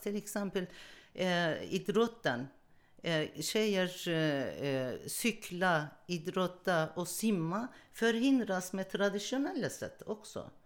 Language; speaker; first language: Swedish; non-native, learner; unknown